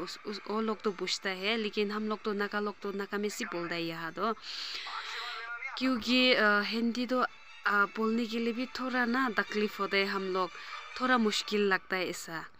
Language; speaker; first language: Hindi; non-native, local second language; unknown